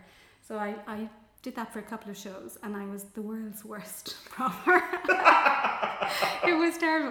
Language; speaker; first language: English; native; English